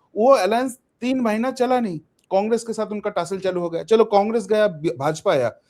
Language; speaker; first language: Hindi; non-native, local second language; Bangla